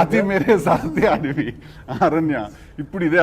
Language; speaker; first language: Telugu; native; Telugu